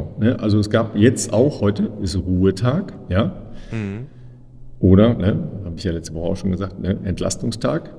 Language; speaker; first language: German; native; German